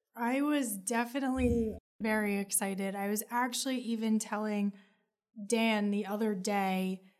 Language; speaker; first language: English; native; English